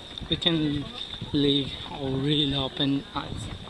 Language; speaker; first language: English; non-native, learner; Portuguese